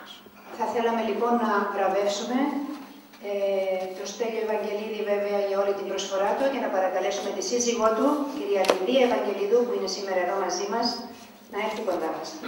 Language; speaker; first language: Greek; native; Greek